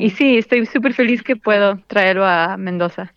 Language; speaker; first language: Spanish; early bilingual, heritage; Spanish